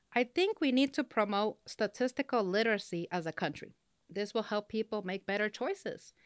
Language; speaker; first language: English; non-native, local second language; Spanish